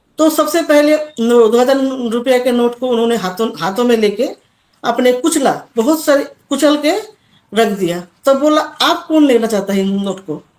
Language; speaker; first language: Hindi; non-native, local second language; Assamese